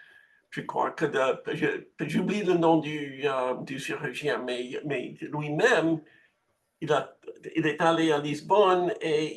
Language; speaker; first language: French; non-native, fluent; English